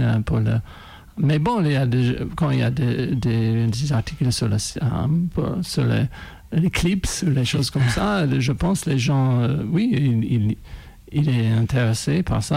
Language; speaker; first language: French; non-native, fluent; English